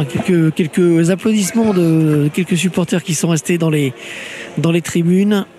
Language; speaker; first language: French; native; French